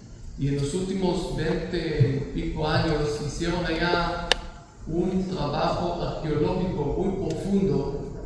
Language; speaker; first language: Spanish; non-native, fluent; Hebrew